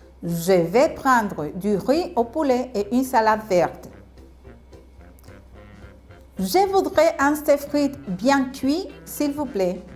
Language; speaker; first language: French; non-native, fluent; Spanish